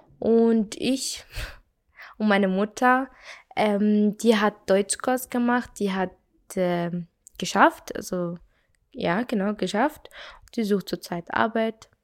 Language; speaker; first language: German; non-native, learner; Arabic